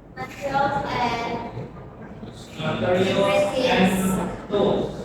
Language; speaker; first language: English; non-native, learner; Indonesian